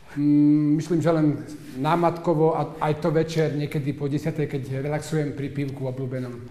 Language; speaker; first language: Slovak; native; Slovak